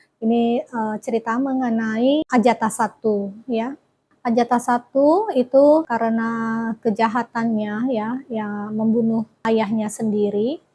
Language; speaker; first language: Indonesian; native; Indonesian